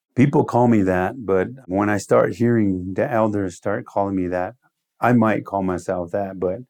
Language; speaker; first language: English; early bilingual, other home language; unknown